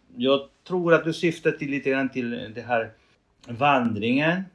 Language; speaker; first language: Swedish; non-native, fluent; Spanish